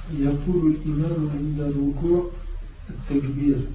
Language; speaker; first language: Arabic; non-native, learner; French